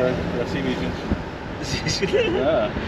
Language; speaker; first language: Russian; non-native, learner; English